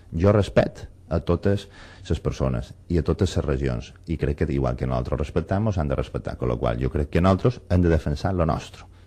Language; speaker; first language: Catalan; non-native, local second language; Spanish